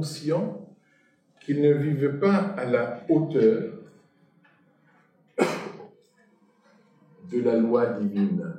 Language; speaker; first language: French; non-native, fluent; Arabic